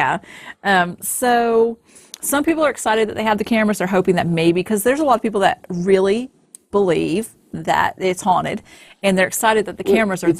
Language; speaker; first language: English; native; English